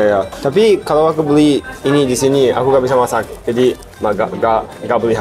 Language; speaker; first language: Indonesian; non-native, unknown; Japanese